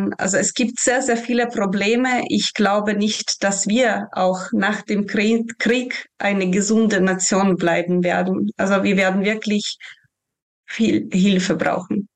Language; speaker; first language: German; non-native, fluent; Ukrainian